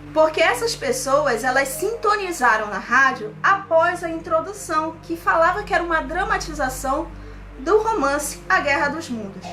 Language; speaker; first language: Portuguese; native; Portuguese